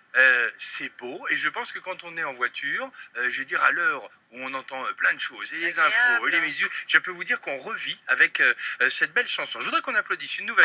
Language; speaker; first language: French; native; French